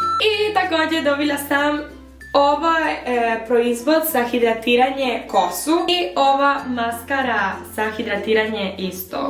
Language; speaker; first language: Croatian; early bilingual, heritage; Spanish